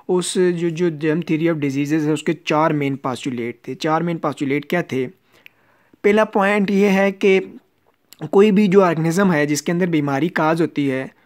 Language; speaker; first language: Urdu; non-native, local second language; Punjabi